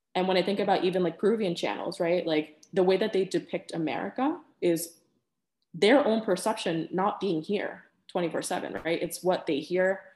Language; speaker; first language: English; early bilingual, other home language; Spanish